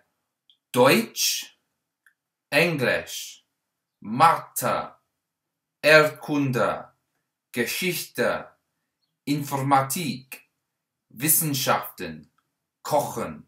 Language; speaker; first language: German; non-native, learner; English